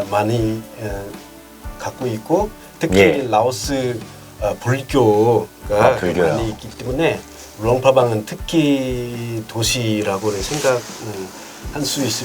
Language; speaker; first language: Korean; non-native, learner; Lao